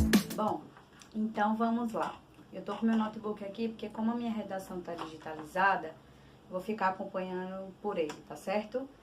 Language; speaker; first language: Portuguese; native; Portuguese